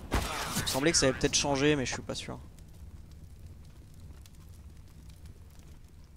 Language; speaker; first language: French; native; French